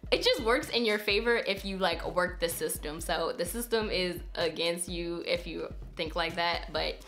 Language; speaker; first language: English; native; English